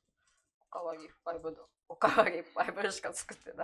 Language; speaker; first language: Japanese; native; Japanese